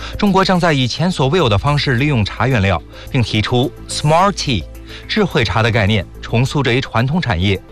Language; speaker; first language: Chinese; native; Chinese